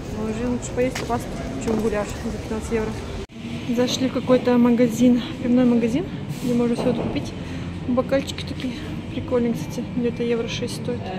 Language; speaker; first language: Russian; native; Russian